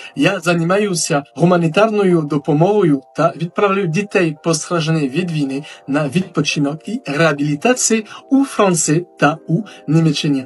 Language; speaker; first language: Ukrainian; non-native, fluent; French